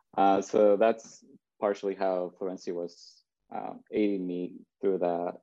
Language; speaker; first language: English; early bilingual, other home language; Spanish